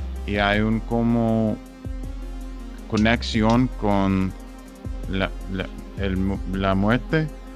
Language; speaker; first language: Spanish; non-native, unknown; English